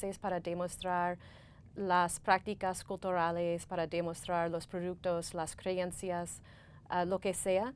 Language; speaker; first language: Spanish; non-native, fluent; English